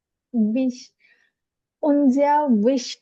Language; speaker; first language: German; non-native, learner; Bangla